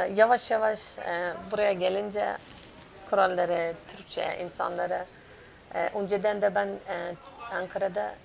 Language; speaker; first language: Turkish; non-native, fluent; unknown